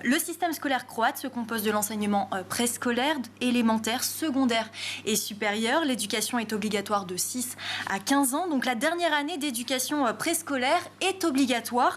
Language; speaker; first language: French; native; French